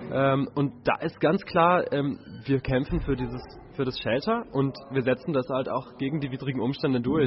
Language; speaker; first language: German; native; German